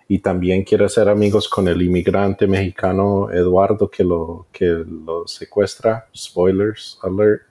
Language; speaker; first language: Spanish; early bilingual, heritage; Spanish